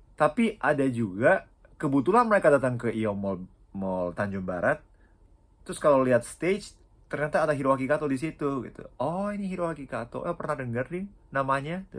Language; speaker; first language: Indonesian; non-native, fluent; Japanese